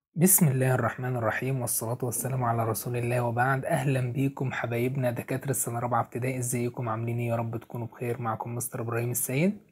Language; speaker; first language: Arabic; native; Arabic